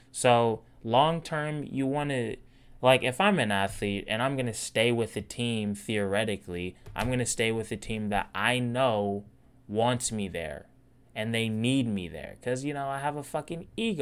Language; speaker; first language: English; native; English